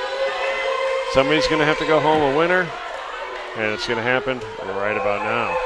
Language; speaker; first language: English; native; English